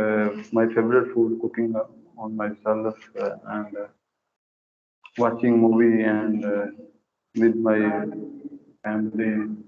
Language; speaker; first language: English; non-native, learner; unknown